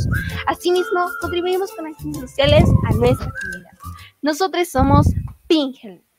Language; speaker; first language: Spanish; native; Spanish